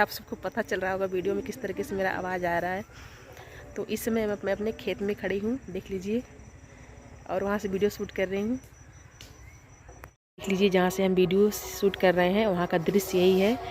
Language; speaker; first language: Hindi; non-native, local second language; Bhojpuri